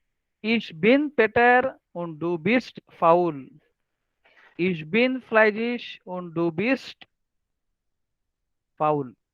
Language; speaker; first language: German; non-native, learner; Marathi